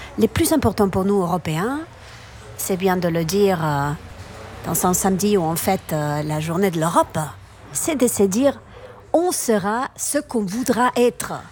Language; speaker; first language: French; non-native, fluent; Spanish